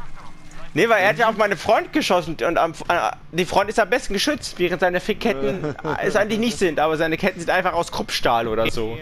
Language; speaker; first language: German; native; German